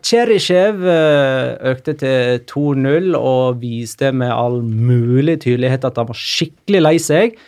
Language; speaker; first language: Norwegian; native; Norwegian